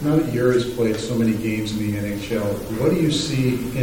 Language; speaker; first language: English; native; English